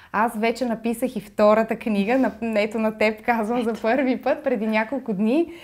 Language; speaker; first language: Bulgarian; native; Bulgarian